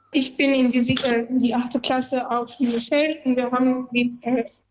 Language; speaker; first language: German; non-native, learner; Albanian